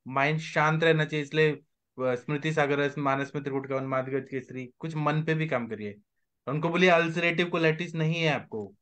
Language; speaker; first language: Hindi; native; Hindi